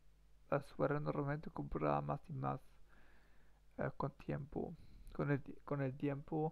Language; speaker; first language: Spanish; non-native, learner; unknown